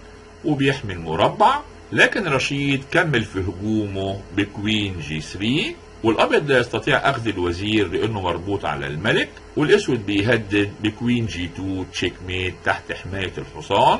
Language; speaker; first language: Arabic; native; Arabic